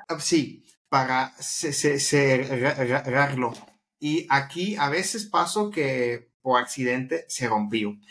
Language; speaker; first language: Spanish; non-native, fluent; Dutch